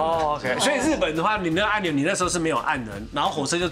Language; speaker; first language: Chinese; native; Chinese